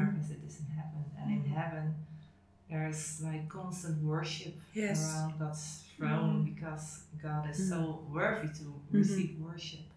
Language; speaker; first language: English; non-native, fluent; Dutch